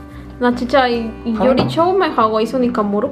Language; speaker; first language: Korean; non-native, learner; Spanish